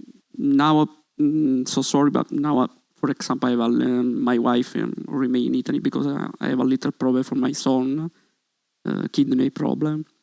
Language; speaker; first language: English; non-native, learner; Italian